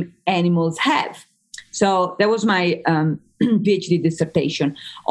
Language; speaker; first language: English; non-native, fluent; Italian